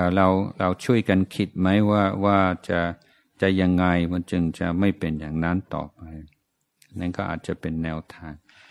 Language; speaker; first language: Thai; non-native, fluent; English